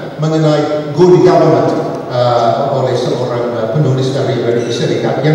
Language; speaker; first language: Malay; non-native, fluent; English